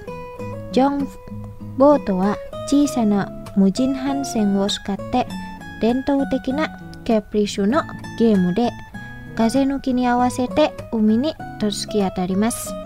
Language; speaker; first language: Japanese; non-native, fluent; Indonesian